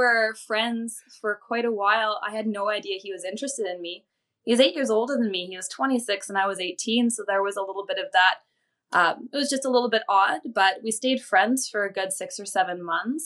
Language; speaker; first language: English; native; English